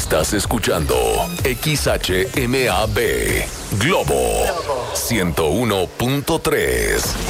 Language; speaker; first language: Spanish; native; Spanish